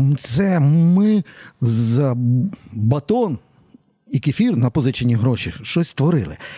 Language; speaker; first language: Ukrainian; native; Ukrainian